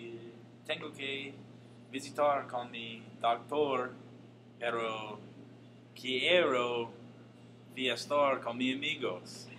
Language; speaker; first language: Spanish; non-native, learner; English